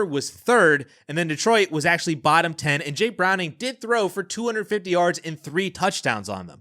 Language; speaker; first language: English; native; English